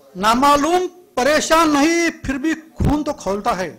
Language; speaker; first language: Hindi; non-native, local second language; Marathi